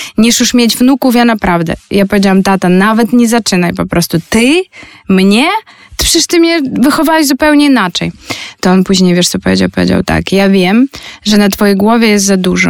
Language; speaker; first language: Polish; non-native, fluent; Ukrainian